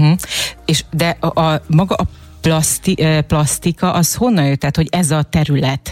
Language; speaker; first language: Hungarian; native; Hungarian